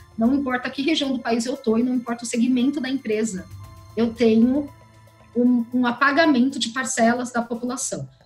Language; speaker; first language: Portuguese; native; Portuguese